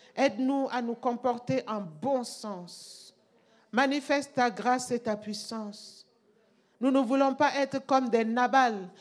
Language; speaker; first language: French; non-native, local second language; Mossi